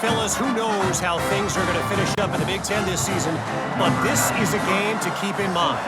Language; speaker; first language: English; native; English